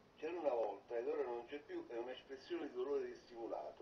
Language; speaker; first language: Italian; native; Italian